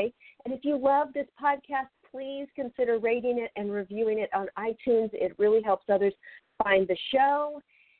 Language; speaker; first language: English; native; English